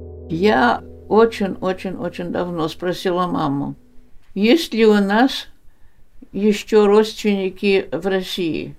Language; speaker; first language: Russian; early bilingual, heritage; Russian